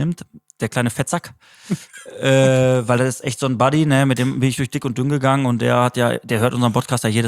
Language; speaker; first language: German; native; German